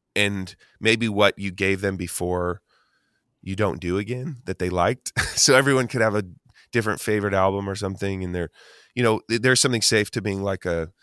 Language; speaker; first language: English; native; English